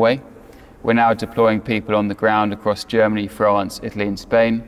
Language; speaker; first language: English; native; English